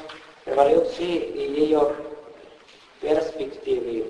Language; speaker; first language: Russian; non-native, fluent; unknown